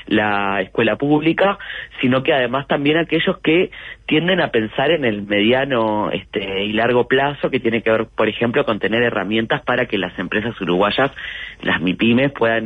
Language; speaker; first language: Spanish; native; Spanish